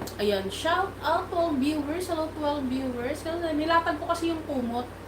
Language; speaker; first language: Filipino; non-native, local second language; Cebuano